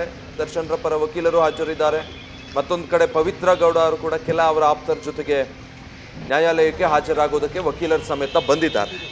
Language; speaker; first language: Kannada; native; Kannada